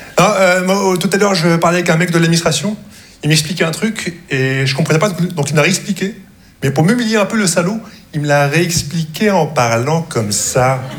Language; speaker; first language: French; non-native, local second language; Arabic